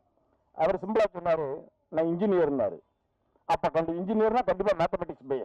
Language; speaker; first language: Tamil; native; Tamil